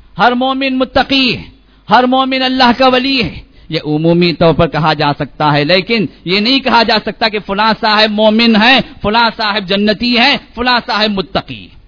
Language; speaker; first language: Urdu; native; Urdu